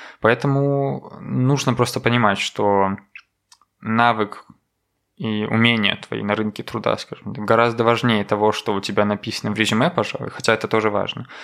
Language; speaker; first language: Russian; native; Russian